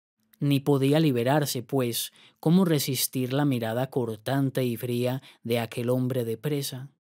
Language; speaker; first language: Spanish; native; Spanish